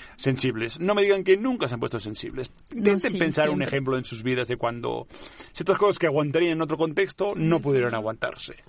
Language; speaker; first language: Spanish; non-native, local second language; Catalan